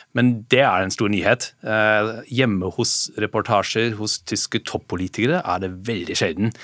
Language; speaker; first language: Norwegian; non-native, fluent; German